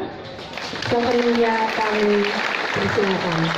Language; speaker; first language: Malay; non-native, local second language; Javanese